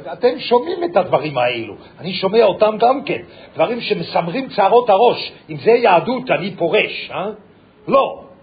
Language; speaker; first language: Hebrew; non-native, fluent; English